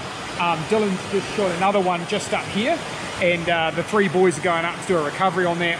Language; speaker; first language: English; native; English